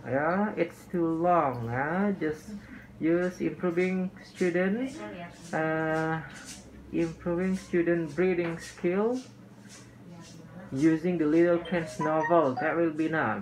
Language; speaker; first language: English; non-native, fluent; Indonesian